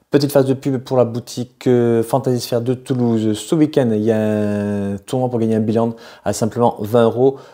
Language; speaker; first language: French; native; French